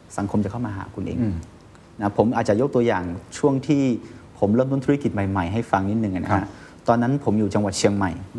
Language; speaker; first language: Thai; non-native, fluent; Chinese